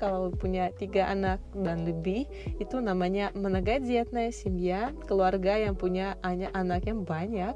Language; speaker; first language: Indonesian; non-native, fluent; Russian